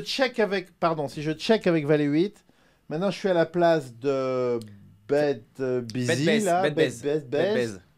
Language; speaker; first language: French; native; French